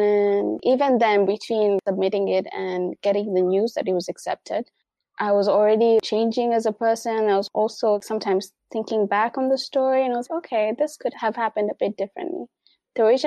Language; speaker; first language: English; non-native, local second language; Swahili